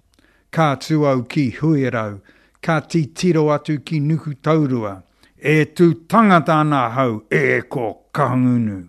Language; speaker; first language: Māori; non-native, local second language; English